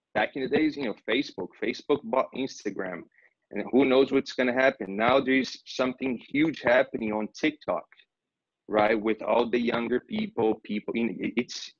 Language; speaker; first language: English; non-native, fluent; Portuguese